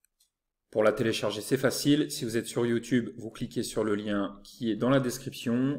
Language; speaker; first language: French; native; French